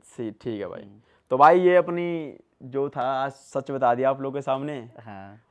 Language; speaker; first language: Hindi; native; Hindi